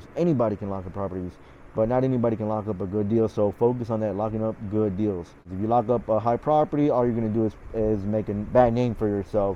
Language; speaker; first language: English; native; English